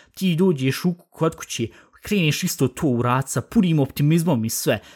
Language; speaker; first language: Bosnian; early bilingual, heritage; Bosnian